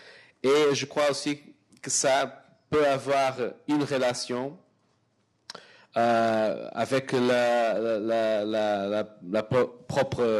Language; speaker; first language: French; non-native, fluent; Portuguese